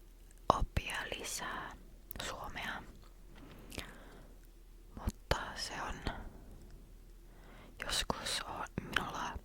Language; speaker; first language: Finnish; non-native, learner; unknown